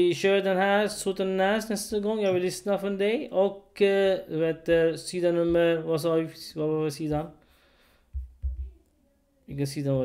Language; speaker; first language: Swedish; non-native, learner; Urdu